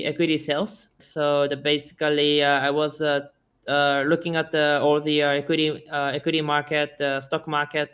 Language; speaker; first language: English; non-native, fluent; Japanese